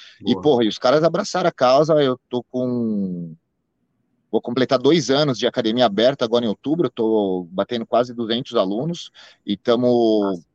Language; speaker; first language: Portuguese; native; Portuguese